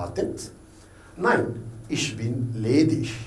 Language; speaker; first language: German; non-native, fluent; Arabic